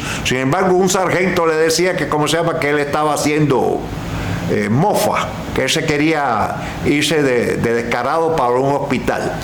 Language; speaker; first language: Spanish; native; Spanish